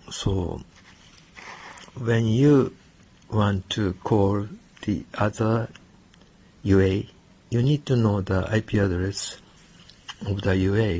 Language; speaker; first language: English; non-native, learner; Japanese